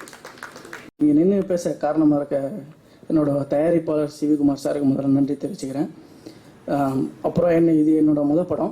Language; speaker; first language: Tamil; native; Tamil